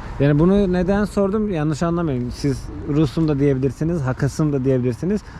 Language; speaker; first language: Turkish; native; Turkish